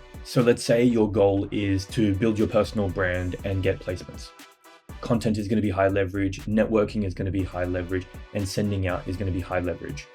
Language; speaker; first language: English; native; English